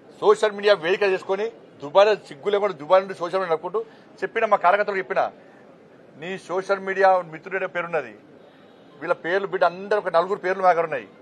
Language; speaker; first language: Telugu; native; Telugu